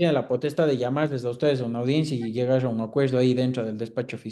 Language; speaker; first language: Spanish; native; Spanish